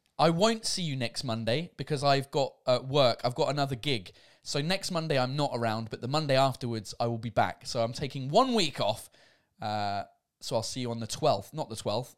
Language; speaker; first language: English; native; English